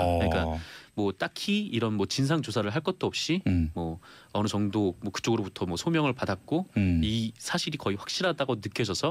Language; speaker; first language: Korean; native; Korean